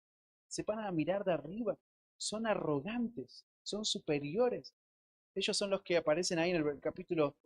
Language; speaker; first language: Spanish; native; Spanish